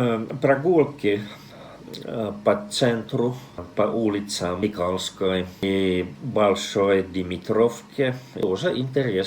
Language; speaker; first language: Russian; non-native, fluent; Finnish